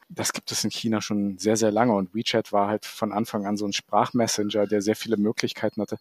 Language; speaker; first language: German; native; German